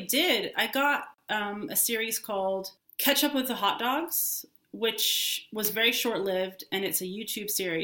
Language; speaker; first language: English; native; English